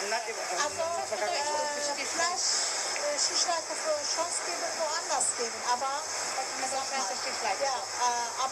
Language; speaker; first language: German; non-native, fluent; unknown